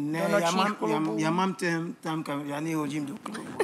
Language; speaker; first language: Czech; non-native, learner; English